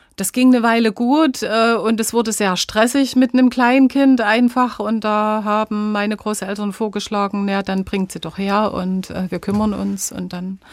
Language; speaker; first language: German; native; German